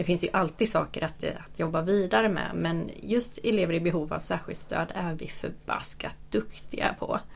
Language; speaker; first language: Swedish; native; Swedish